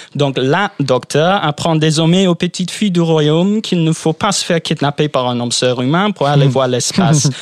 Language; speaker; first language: French; non-native, fluent; English